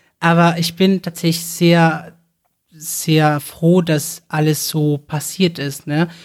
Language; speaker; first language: German; non-native, fluent; Spanish